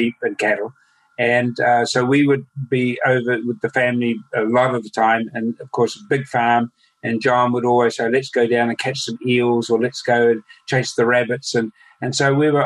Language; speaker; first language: English; native; English